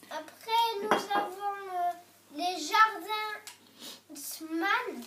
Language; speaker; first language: French; non-native, learner; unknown